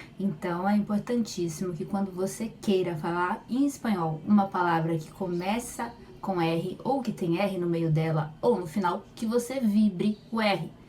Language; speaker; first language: Portuguese; native; Portuguese